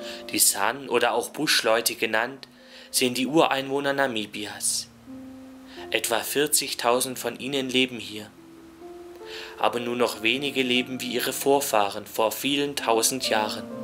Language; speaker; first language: German; native; German